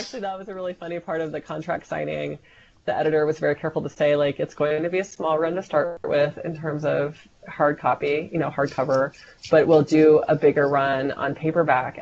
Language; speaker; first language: English; native; English